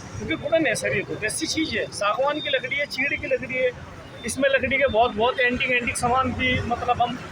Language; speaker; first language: Hindi; native; Hindi